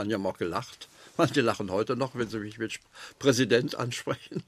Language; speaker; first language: German; native; German